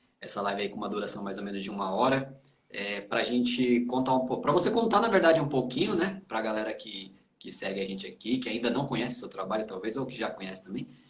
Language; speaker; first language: Portuguese; native; Portuguese